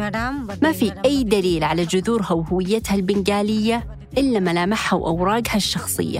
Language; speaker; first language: Arabic; native; Arabic